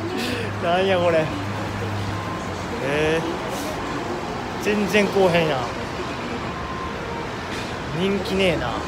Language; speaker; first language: Japanese; native; Japanese